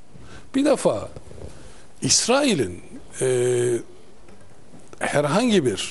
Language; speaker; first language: Turkish; native; Turkish